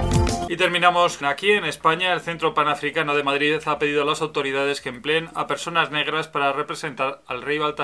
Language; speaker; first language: Spanish; native; Spanish